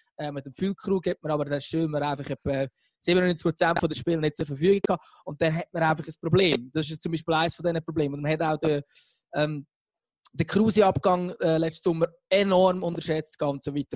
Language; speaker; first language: German; native; German